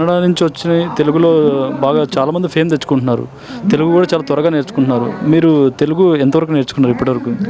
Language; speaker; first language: Telugu; native; Telugu